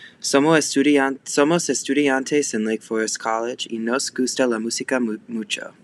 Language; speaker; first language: Spanish; non-native, learner; English